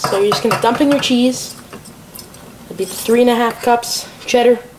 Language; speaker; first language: English; native; English